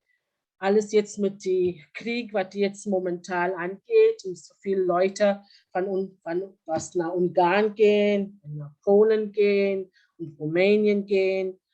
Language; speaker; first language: German; non-native, learner; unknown